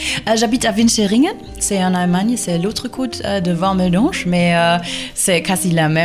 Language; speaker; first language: French; non-native, fluent; German